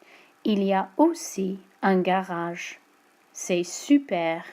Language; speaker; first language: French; non-native, fluent; English